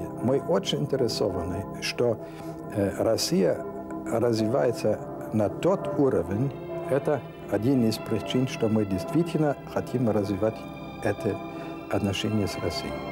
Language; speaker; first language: Russian; non-native, fluent; German